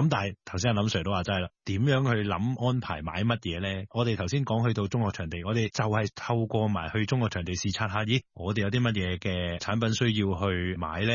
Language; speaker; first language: Cantonese; native; Cantonese